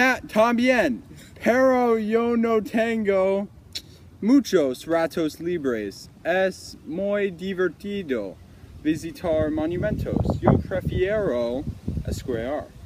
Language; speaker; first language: Spanish; non-native, learner; English